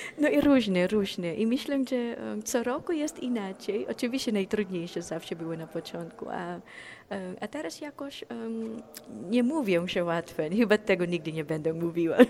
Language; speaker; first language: Polish; non-native, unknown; Filipino